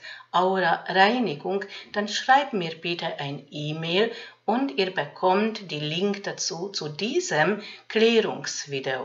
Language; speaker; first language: German; non-native, fluent; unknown